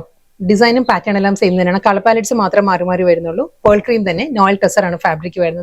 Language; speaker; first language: Malayalam; native; Malayalam